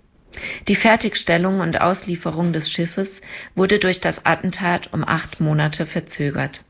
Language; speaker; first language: German; native; German